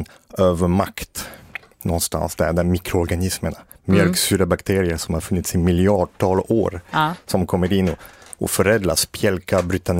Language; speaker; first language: Swedish; native; Swedish